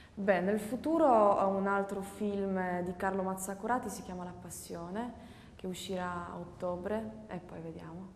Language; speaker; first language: Italian; non-native, fluent; Polish